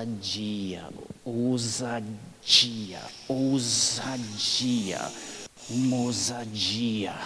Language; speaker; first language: Portuguese; non-native, fluent; English